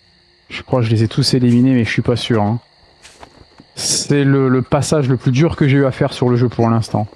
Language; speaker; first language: French; native; French